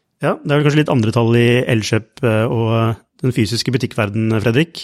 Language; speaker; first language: Norwegian; native; Norwegian